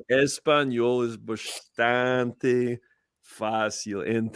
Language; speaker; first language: Portuguese; non-native, learner; English